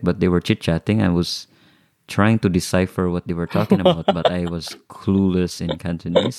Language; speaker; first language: English; non-native, local second language; Cebuano